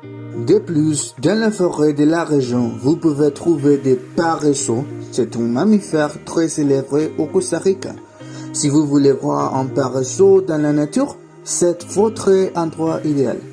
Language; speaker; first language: French; non-native, learner; Spanish